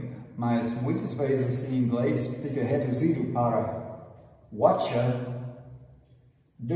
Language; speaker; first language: Portuguese; non-native, fluent; English